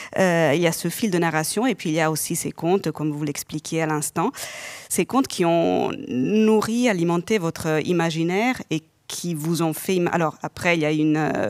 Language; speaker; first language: French; native; French